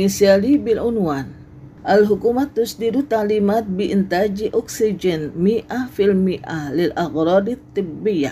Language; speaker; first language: Arabic; non-native, fluent; Indonesian